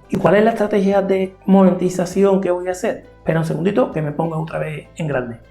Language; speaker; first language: Spanish; native; Spanish